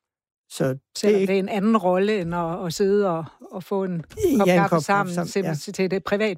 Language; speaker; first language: Danish; native; Danish